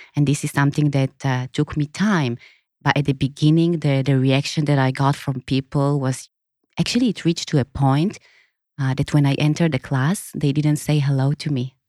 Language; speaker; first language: English; non-native, fluent; Hebrew